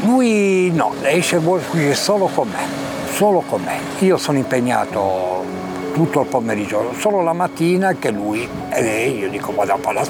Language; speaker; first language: Italian; native; Italian